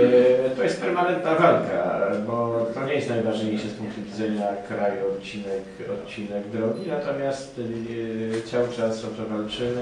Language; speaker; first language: Polish; native; Polish